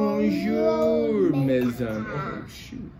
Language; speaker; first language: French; non-native, learner; Filipino